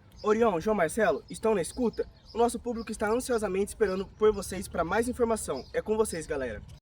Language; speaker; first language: Portuguese; native; Portuguese